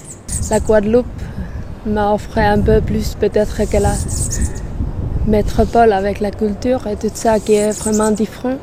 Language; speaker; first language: French; non-native, learner; Finnish